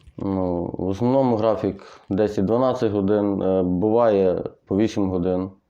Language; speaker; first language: Ukrainian; native; Ukrainian